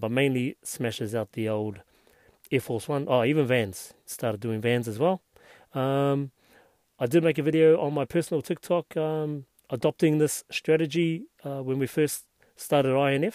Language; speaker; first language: English; native; English